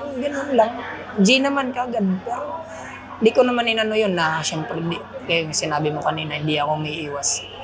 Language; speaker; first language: Filipino; non-native, local second language; Waray